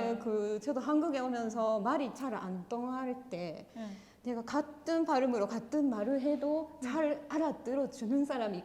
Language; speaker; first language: Korean; non-native, fluent; Japanese